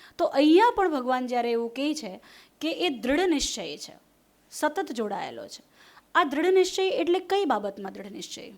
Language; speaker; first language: Gujarati; non-native, local second language; Hindi